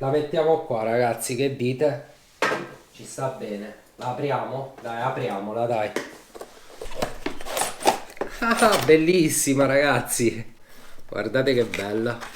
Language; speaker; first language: Italian; native; Italian